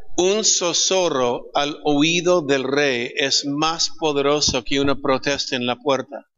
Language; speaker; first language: Spanish; non-native, fluent; English